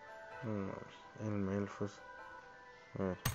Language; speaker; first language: Spanish; native; Spanish